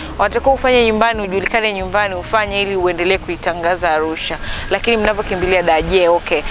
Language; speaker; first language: Swahili; native; Swahili